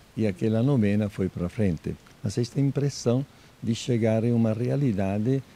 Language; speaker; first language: Portuguese; non-native, fluent; Italian